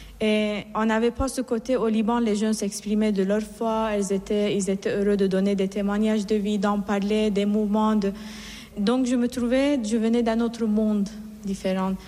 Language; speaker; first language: French; non-native, fluent; Persian